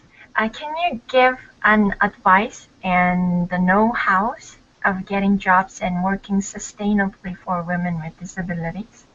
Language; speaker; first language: English; non-native, learner; Korean